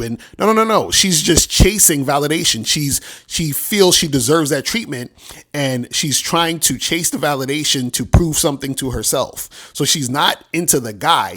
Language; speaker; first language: English; native; English